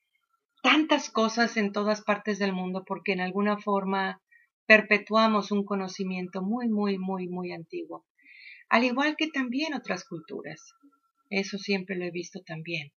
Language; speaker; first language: Spanish; native; Spanish